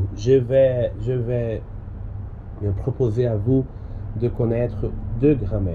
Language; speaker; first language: French; non-native, learner; Portuguese